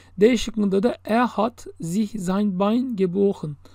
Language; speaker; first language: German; non-native, fluent; Turkish